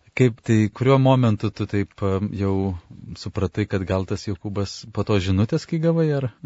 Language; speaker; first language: Lithuanian; native; Lithuanian